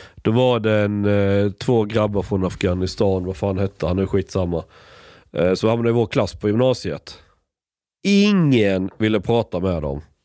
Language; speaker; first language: Swedish; native; Swedish